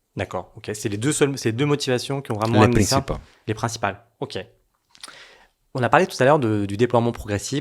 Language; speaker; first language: French; native; French